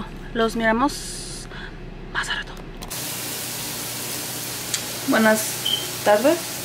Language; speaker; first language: Spanish; early bilingual, heritage; Spanish